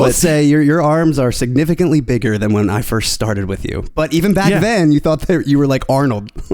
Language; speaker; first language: English; native; English